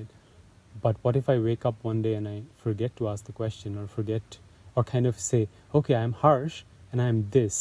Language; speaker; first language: English; non-native, local second language; Hindi